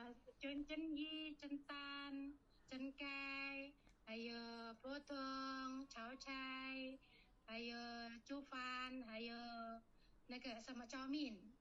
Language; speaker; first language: Chinese; non-native, learner; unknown